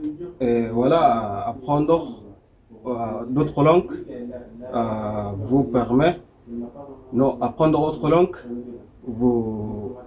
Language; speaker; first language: French; non-native, learner; Arabic